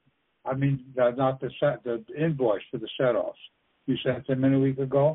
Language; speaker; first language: English; native; English